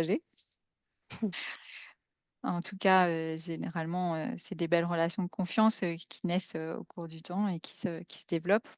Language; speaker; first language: French; native; French